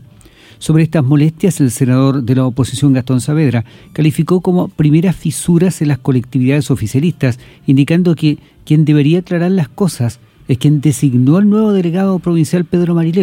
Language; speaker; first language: Spanish; native; Spanish